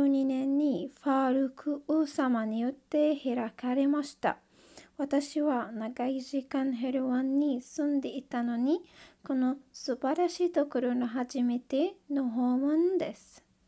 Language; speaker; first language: Japanese; non-native, learner; Arabic